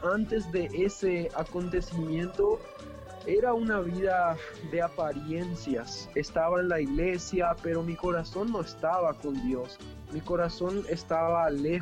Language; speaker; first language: Spanish; native; Spanish